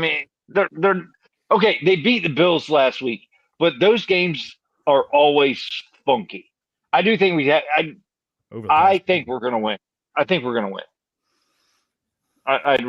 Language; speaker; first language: English; native; English